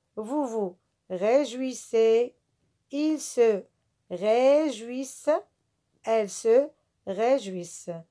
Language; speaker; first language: French; non-native, local second language; Arabic